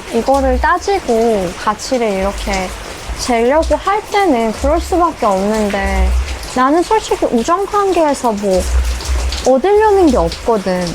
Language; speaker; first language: Korean; non-native, fluent; Persian